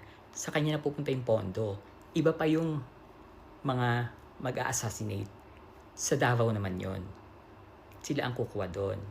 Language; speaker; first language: Filipino; native; Filipino